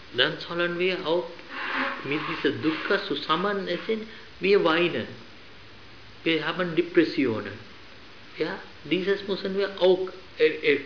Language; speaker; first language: German; non-native, fluent; Sinhala